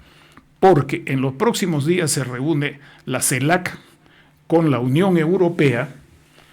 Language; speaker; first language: Spanish; native; Spanish